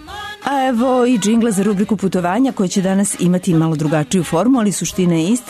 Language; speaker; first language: Serbian; native; Serbian